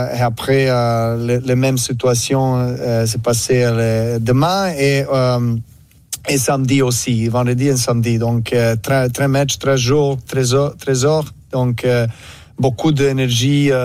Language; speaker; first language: French; non-native, learner; Serbian